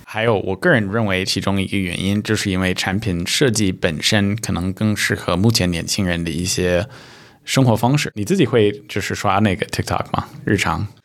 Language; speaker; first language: Chinese; early bilingual, heritage; Chinese